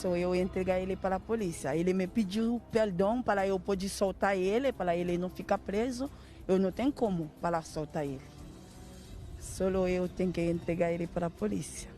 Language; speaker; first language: Portuguese; non-native, learner; Haitian Creole